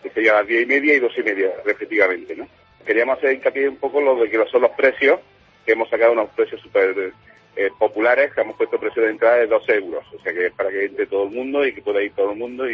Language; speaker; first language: Spanish; native; Spanish